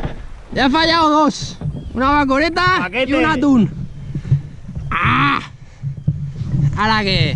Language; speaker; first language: Spanish; native; Spanish